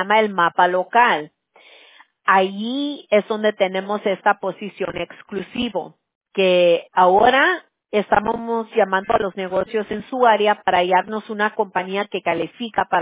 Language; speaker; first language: Spanish; early bilingual, heritage; Spanish